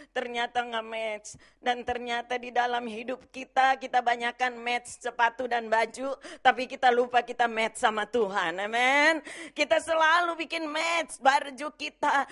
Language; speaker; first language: Indonesian; native; Indonesian